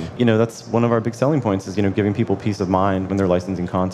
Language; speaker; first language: English; native; English